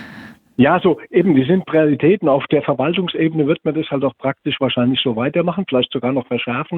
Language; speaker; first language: German; native; German